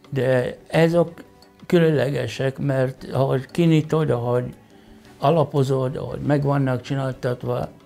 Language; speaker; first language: Hungarian; non-native, fluent; Arabic